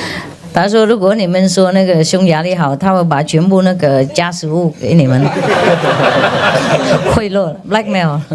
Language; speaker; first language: Chinese; non-native, fluent; Vietnamese